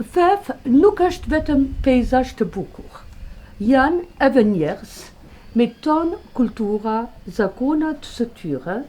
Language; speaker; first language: Albanian; non-native, learner; French